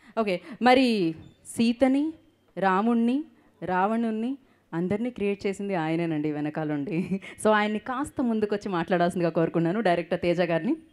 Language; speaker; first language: Telugu; native; Telugu